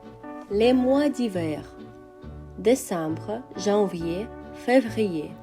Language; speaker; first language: French; non-native, fluent; Russian